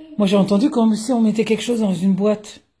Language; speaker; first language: French; native; French